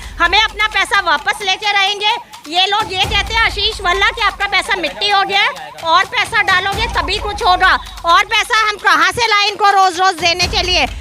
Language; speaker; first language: Hindi; native; Hindi